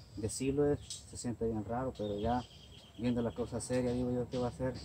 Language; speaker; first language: Spanish; native; Spanish